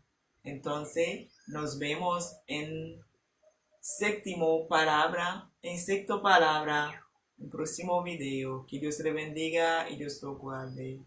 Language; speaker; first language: Spanish; non-native, learner; Haitian Creole